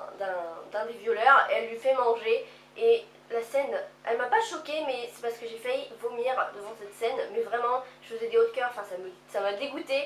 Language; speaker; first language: French; native; French